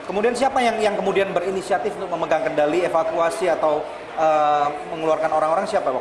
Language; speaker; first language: Indonesian; native; Indonesian